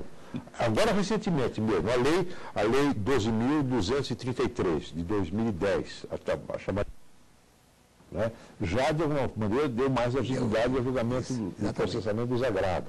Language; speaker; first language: Portuguese; native; Portuguese